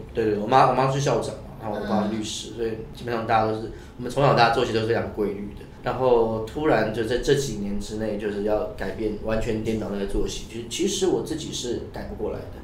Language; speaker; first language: Chinese; native; Chinese